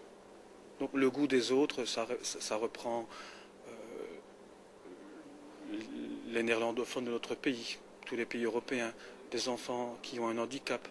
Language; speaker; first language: French; native; French